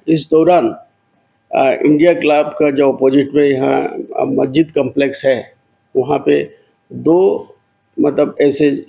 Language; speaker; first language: Hindi; non-native, local second language; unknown